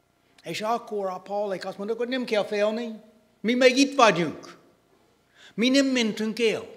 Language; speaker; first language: Hungarian; non-native, fluent; English